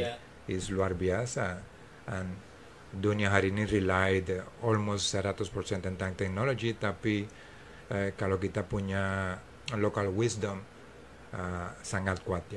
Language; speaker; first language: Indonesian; non-native, fluent; English